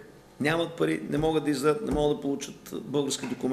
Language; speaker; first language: Bulgarian; native; Bulgarian